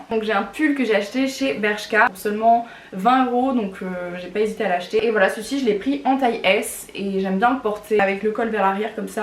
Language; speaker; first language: French; native; French